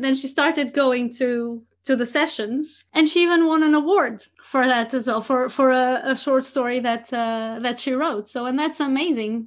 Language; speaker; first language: English; non-native, fluent; Portuguese